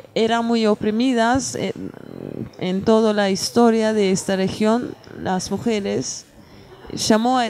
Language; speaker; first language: Spanish; non-native, fluent; Turkish